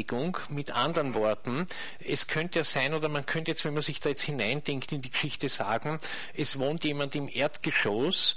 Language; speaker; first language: German; native; German